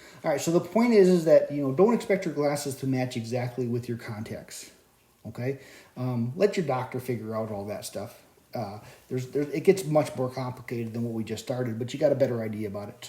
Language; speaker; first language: English; native; English